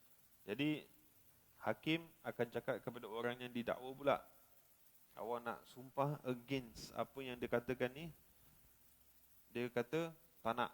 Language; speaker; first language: Malay; native; Malay